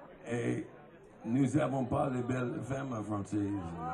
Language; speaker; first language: French; non-native, learner; English